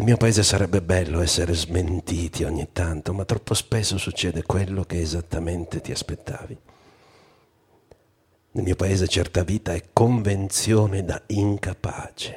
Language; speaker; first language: Italian; native; Italian